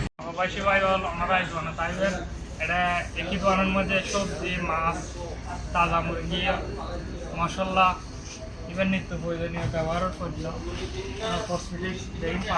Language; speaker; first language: Bangla; non-native, local second language; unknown